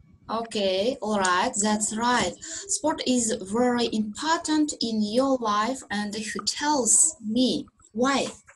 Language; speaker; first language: English; non-native, fluent; Kazakh